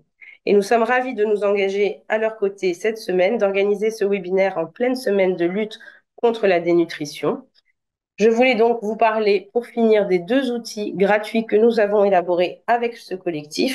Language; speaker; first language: French; native; French